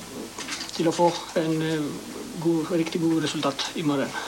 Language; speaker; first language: Norwegian; non-native, learner; Greek